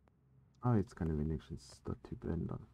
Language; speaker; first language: German; native; German